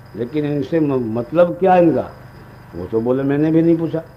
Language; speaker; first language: Hindi; non-native, local second language; Gujarati